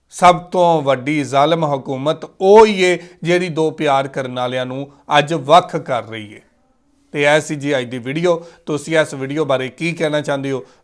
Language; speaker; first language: Punjabi; native; Punjabi